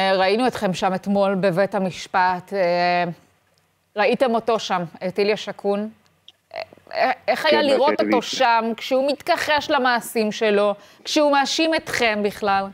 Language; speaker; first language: Hebrew; native; Hebrew